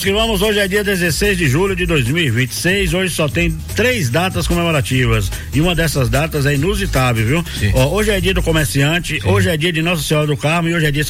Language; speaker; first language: Portuguese; native; Portuguese